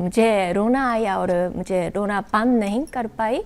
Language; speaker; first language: Hindi; non-native, learner; Japanese